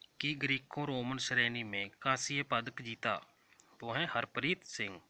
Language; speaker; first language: Hindi; non-native, local second language; Punjabi